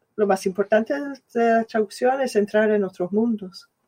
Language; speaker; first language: Spanish; non-native, fluent; English